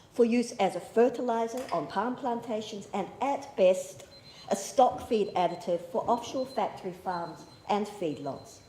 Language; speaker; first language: English; native; English